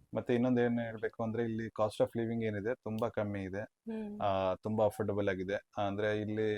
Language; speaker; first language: Kannada; early bilingual, heritage; Kannada